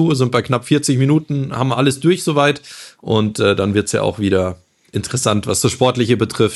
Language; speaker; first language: German; native; German